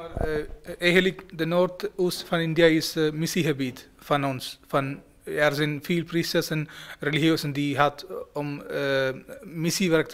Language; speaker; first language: Dutch; non-native, fluent; Malayalam